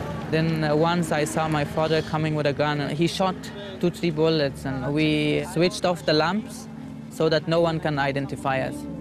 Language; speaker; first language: English; non-native, fluent; Persian